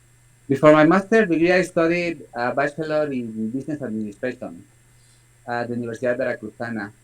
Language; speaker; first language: English; non-native, learner; Spanish